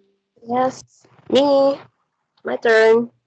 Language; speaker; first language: English; non-native, learner; Indonesian